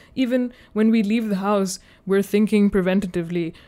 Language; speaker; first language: English; non-native, local second language; Urdu